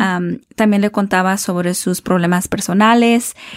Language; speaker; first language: Spanish; early bilingual, heritage; Spanish